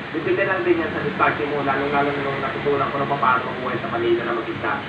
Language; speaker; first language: Filipino; native; Filipino